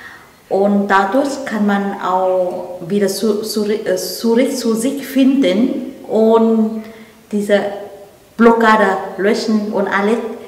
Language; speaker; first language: German; non-native, learner; Vietnamese